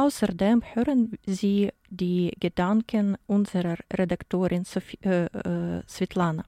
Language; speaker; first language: German; non-native, fluent; Ukrainian